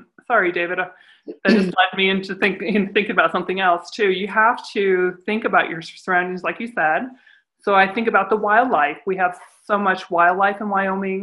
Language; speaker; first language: English; native; English